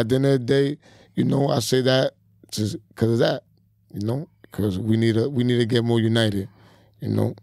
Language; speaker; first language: English; early bilingual, other home language; Spanish